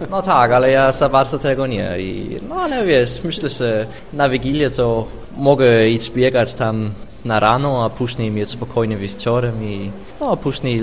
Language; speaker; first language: Polish; non-native, fluent; Danish